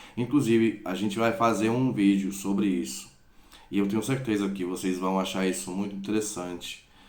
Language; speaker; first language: Portuguese; non-native, fluent; Croatian